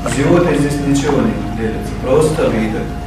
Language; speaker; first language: Russian; non-native, learner; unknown